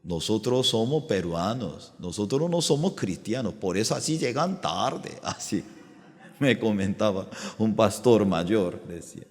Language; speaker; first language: Spanish; non-native, learner; Korean